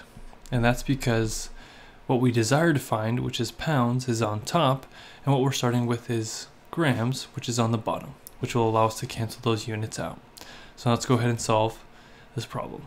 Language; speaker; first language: English; native; English